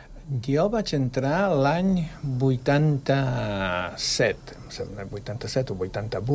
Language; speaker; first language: Catalan; non-native, fluent; Polish